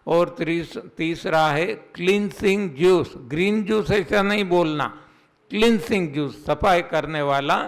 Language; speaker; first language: Hindi; non-native, local second language; Gujarati